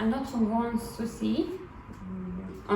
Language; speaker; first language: French; non-native, fluent; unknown